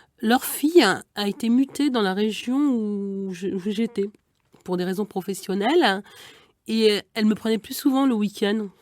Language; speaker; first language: French; early bilingual, other home language; Igbo